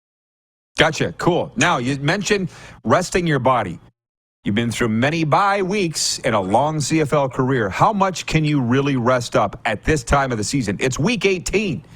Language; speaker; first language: English; native; English